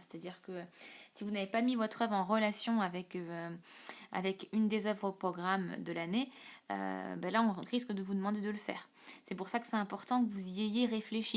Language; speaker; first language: French; native; French